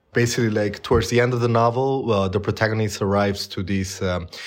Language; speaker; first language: English; non-native, fluent; Spanish